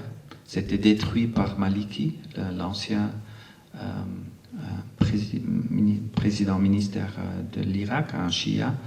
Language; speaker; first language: French; non-native, local second language; Arabic